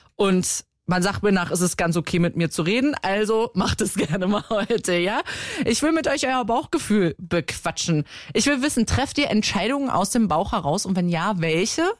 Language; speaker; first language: German; native; German